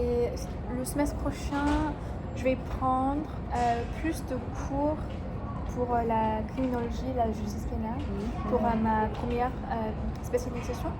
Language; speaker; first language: French; non-native, learner; English